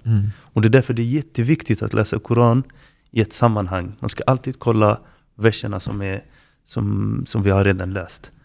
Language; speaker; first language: Swedish; non-native, fluent; Arabic